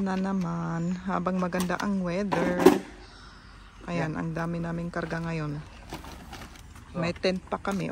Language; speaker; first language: Filipino; native; Filipino